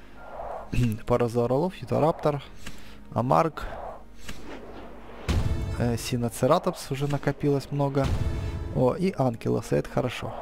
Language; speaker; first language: Russian; native; Russian